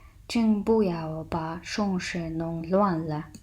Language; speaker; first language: Chinese; non-native, fluent; Mongolian